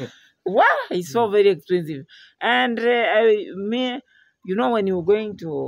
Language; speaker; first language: English; non-native, learner; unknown